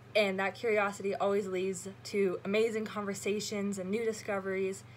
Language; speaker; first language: English; native; English